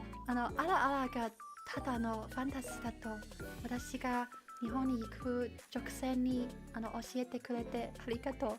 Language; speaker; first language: Japanese; non-native, learner; Chinese